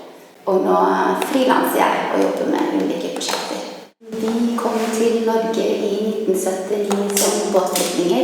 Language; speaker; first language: Norwegian; early bilingual, other home language; Vietnamese